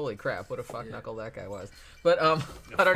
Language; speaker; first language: English; native; English